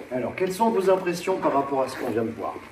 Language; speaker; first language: French; native; French